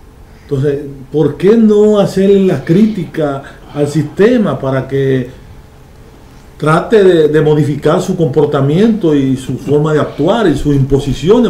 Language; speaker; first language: Spanish; native; Spanish